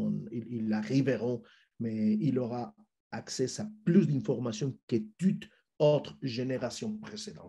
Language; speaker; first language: French; non-native, fluent; Spanish